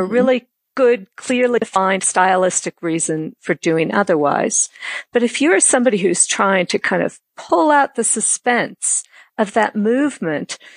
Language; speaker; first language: English; native; English